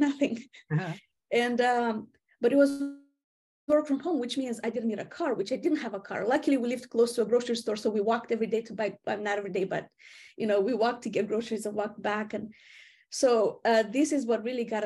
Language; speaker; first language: English; non-native, fluent; Romanian